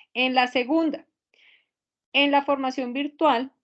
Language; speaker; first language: Spanish; native; Spanish